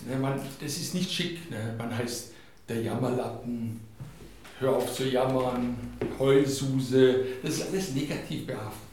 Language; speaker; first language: German; non-native, fluent; Hungarian